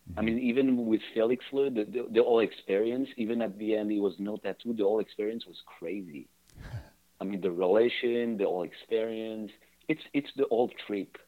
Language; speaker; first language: English; non-native, fluent; French